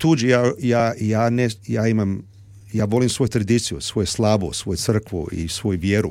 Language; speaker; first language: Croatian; early bilingual, heritage; Serbian